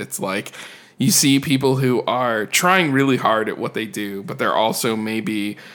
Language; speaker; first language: English; native; English